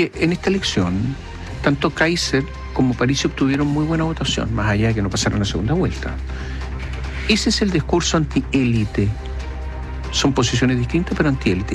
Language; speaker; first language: Spanish; native; Spanish